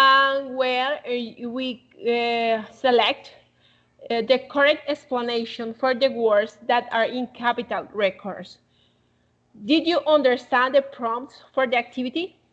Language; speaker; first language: English; non-native, fluent; Spanish